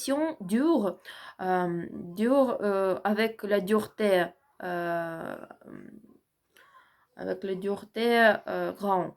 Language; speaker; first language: French; non-native, learner; Ukrainian